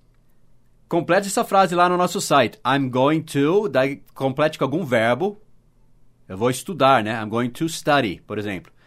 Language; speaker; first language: Portuguese; non-native, fluent; English